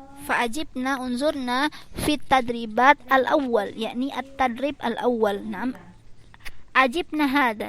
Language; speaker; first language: Arabic; non-native, fluent; Indonesian